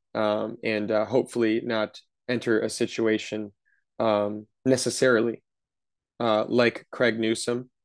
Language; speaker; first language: English; native; English